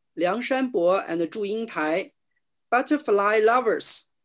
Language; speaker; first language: English; non-native, learner; Chinese